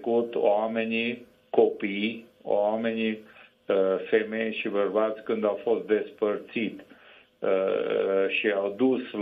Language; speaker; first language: Romanian; non-native, local second language; Hungarian